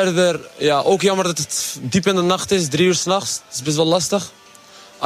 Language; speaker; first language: Dutch; native; Dutch